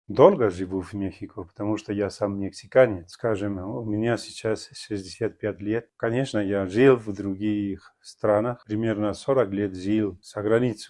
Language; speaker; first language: Russian; non-native, fluent; Spanish